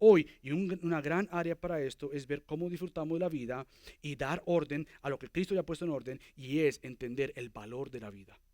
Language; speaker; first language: Spanish; native; Spanish